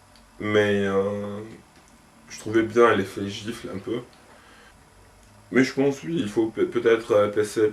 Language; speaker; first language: French; non-native, local second language; Arabic